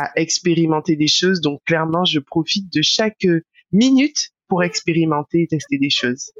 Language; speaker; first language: French; native; French